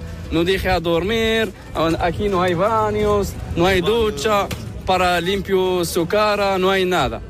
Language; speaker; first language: Spanish; non-native, learner; Arabic